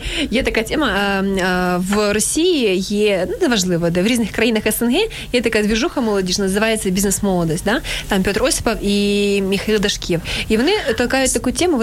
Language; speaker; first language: Ukrainian; native; Ukrainian